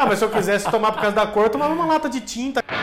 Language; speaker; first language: Portuguese; native; Portuguese